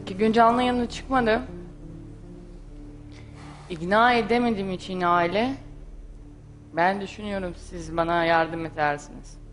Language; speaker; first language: Turkish; non-native, learner; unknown